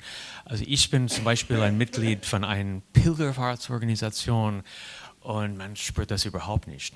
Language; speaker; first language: German; non-native, fluent; English